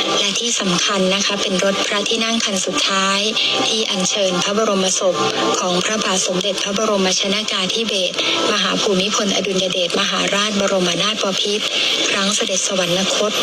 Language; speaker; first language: Thai; native; Thai